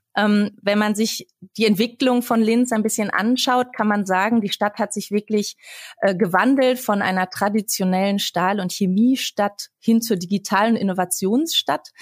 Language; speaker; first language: German; native; German